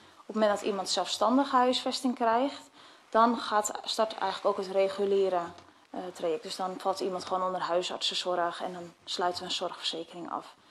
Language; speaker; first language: Dutch; native; Dutch